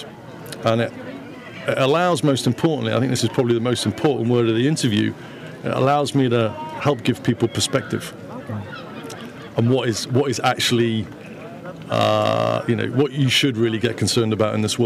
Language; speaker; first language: English; native; English